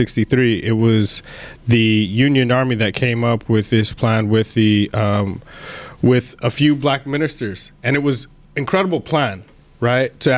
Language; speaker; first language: English; native; English